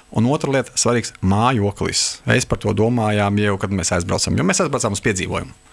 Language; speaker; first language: Latvian; native; Latvian